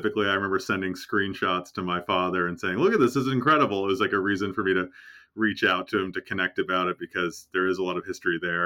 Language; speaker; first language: English; native; English